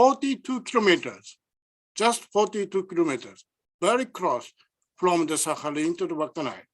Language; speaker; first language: English; non-native, learner; Japanese